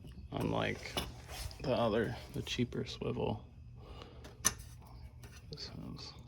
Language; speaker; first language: English; native; English